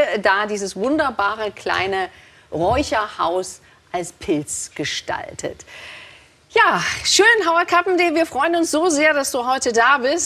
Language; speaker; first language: German; native; German